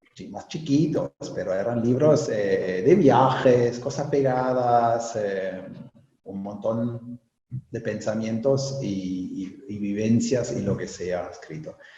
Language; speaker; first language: Spanish; non-native, fluent; German